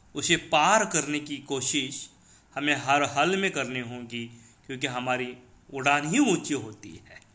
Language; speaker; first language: Hindi; non-native, local second language; Marathi